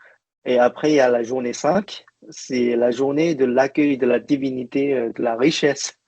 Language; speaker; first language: French; non-native, fluent; Chinese